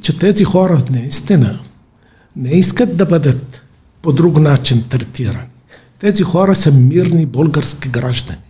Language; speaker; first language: Bulgarian; non-native, fluent; Arabic